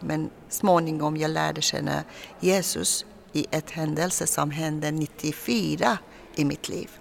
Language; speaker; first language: Swedish; non-native, fluent; Persian